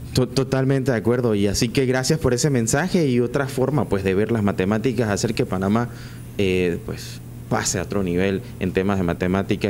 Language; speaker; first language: Spanish; native; Spanish